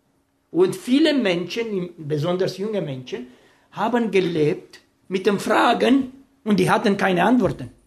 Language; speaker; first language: German; non-native, fluent; Romanian